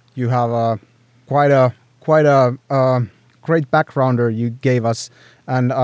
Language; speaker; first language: English; non-native, fluent; Finnish